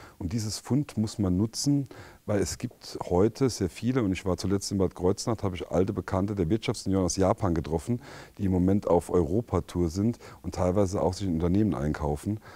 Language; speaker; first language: German; native; German